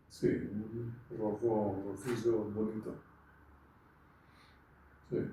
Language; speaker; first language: Spanish; non-native, fluent; Dutch